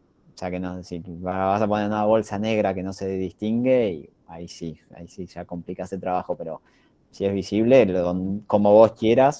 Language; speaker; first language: Spanish; native; Spanish